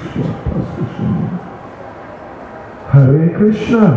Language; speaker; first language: Russian; non-native, learner; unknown